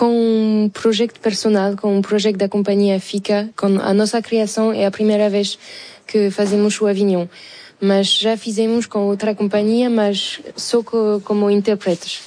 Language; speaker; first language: Portuguese; non-native, fluent; French